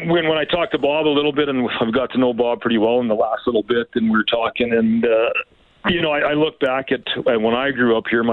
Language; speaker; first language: English; native; English